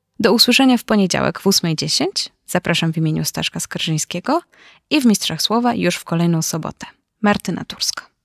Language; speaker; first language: Polish; native; Polish